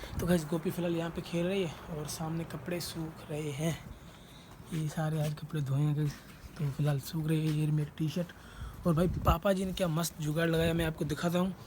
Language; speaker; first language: Urdu; non-native, local second language; Sindhi